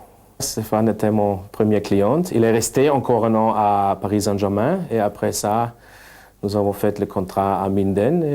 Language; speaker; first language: French; non-native, fluent; German